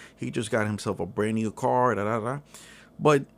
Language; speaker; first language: English; early bilingual, other home language; Spanish